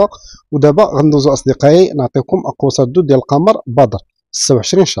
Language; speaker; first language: Arabic; native; Arabic